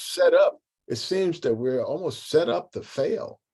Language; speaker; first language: English; native; English